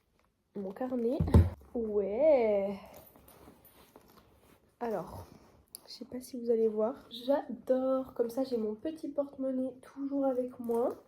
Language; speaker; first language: French; native; French